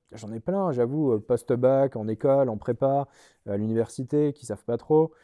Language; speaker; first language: French; native; French